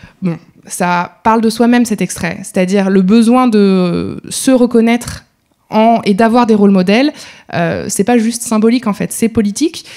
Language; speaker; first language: French; native; French